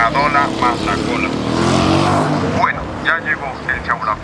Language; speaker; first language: Spanish; non-native, learner; English